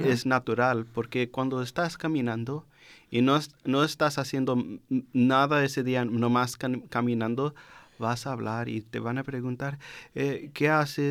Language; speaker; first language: Spanish; non-native, learner; English